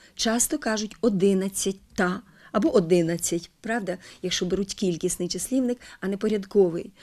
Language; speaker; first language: Ukrainian; native; Ukrainian